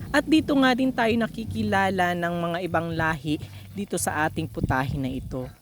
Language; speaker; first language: Filipino; native; Filipino